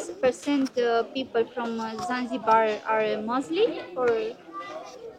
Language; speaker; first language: English; non-native, learner; Romanian